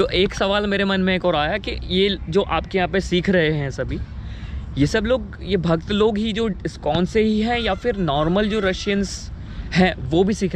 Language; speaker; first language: Hindi; native; Hindi